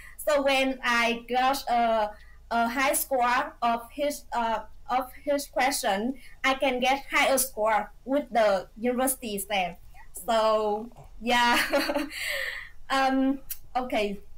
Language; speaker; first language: English; non-native, fluent; Vietnamese